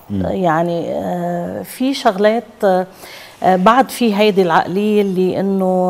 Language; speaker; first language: Arabic; native; Arabic